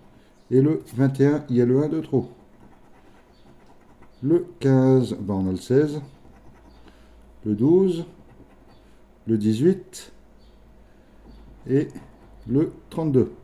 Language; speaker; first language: French; native; French